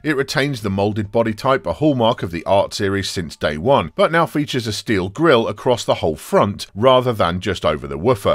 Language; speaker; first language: English; native; English